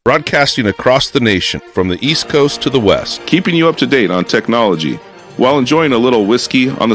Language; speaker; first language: English; native; English